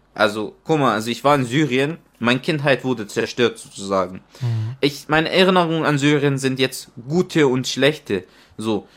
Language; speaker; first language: German; non-native, fluent; Arabic